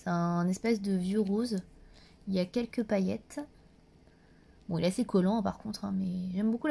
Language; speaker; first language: French; native; French